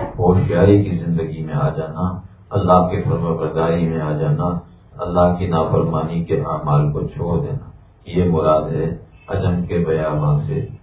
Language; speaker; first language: Urdu; native; Urdu